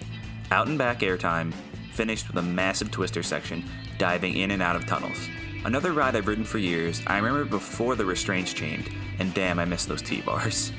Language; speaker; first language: English; native; English